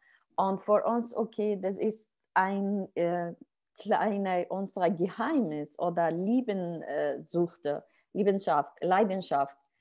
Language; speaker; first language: German; non-native, learner; Arabic